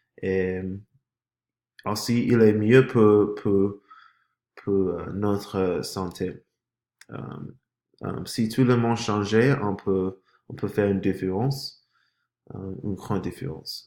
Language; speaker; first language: French; non-native, learner; English